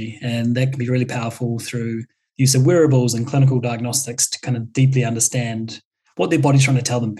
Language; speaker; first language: English; native; English